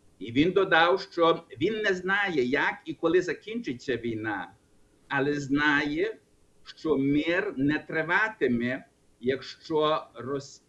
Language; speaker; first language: Ukrainian; early bilingual, heritage; Ukrainian